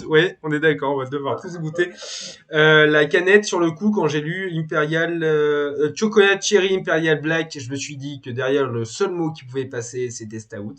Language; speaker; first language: French; native; French